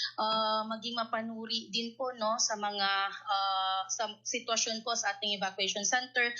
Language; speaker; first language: Filipino; non-native, local second language; Maguindanaon